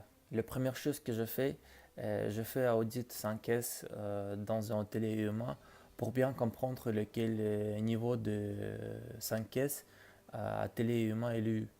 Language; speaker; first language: French; non-native, learner; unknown